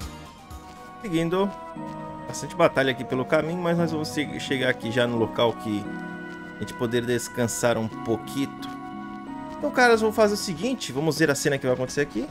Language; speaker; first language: Portuguese; native; Portuguese